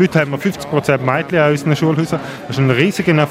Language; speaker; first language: German; native; German